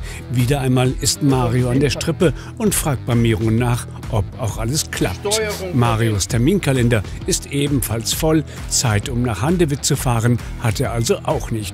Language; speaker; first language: German; native; German